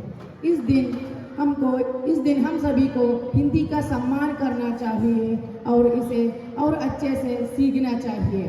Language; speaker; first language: Hindi; non-native, local second language; Malayalam